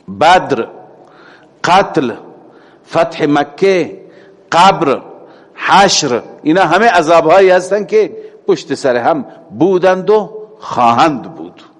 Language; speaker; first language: Persian; native; Persian